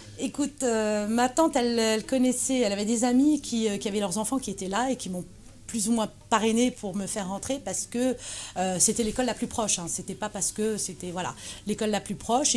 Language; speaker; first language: French; early bilingual, other home language; Arabic